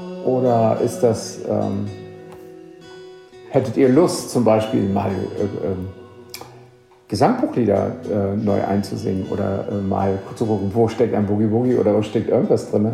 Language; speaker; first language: German; native; German